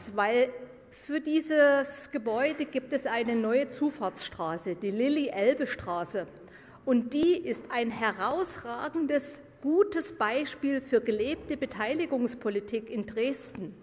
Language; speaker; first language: German; native; German